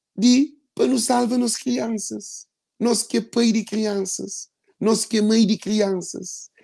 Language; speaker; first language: Portuguese; non-native, local second language; Kabuverdianu